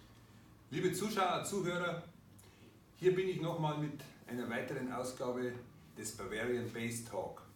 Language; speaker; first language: German; native; German